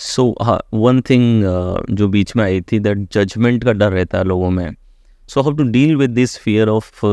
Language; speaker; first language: Hindi; native; Hindi